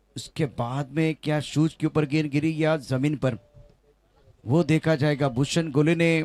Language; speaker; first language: Hindi; non-native, local second language; Marathi